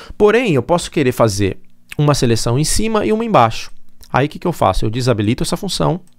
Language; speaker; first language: Portuguese; native; Portuguese